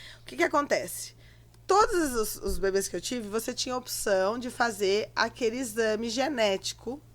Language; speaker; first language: Portuguese; native; Portuguese